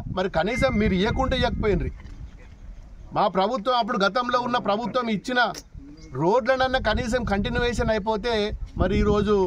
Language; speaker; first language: Telugu; non-native, local second language; Lambadi